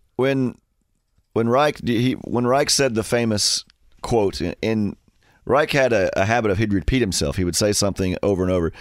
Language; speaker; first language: English; native; English